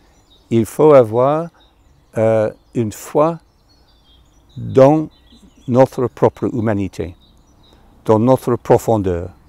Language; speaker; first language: French; non-native, fluent; English